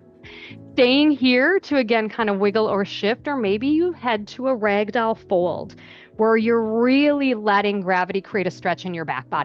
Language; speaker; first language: English; native; English